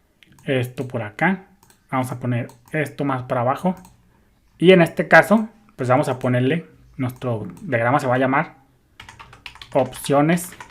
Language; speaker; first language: Spanish; native; Spanish